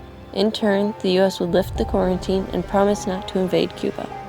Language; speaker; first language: English; native; English